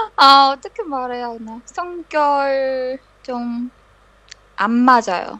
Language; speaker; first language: Korean; non-native, learner; Chinese